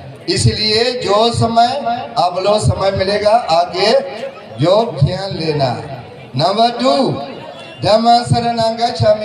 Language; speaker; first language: Hindi; non-native, learner; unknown